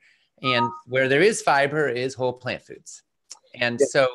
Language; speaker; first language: English; native; English